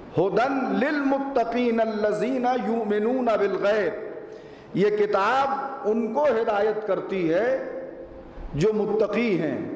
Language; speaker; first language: Urdu; native; Urdu